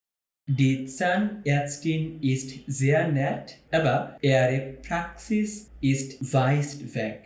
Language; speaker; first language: German; non-native, fluent; Bangla